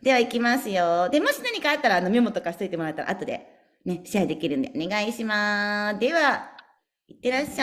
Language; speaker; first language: Japanese; native; Japanese